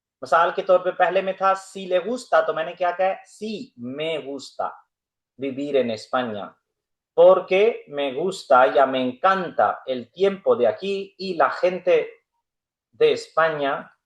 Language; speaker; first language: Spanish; non-native, fluent; Urdu